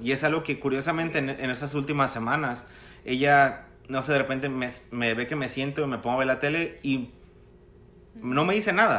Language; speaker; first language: Spanish; native; Spanish